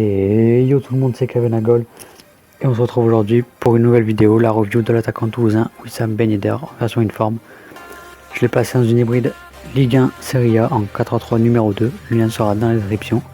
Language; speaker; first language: French; native; French